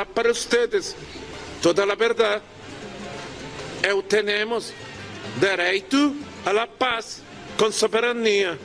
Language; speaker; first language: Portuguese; non-native, learner; Spanish